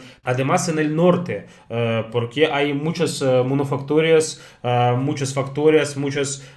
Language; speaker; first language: Spanish; non-native, fluent; Russian